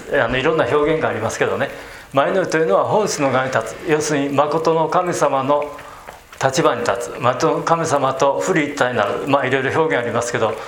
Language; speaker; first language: Japanese; native; Japanese